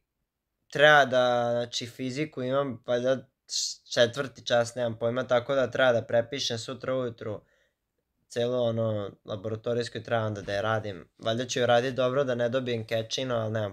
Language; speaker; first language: Serbian; native; Serbian